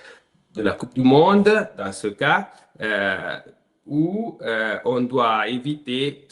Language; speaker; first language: French; non-native, learner; Italian